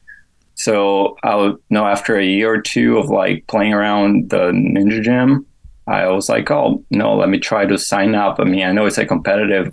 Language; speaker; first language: English; non-native, fluent; Portuguese